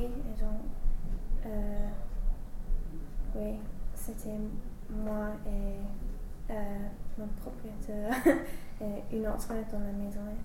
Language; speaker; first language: French; non-native, learner; English